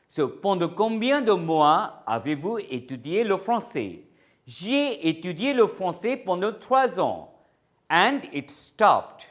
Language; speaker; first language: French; non-native, fluent; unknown